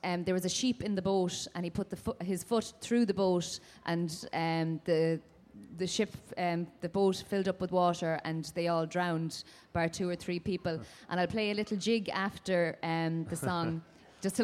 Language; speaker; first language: English; native; English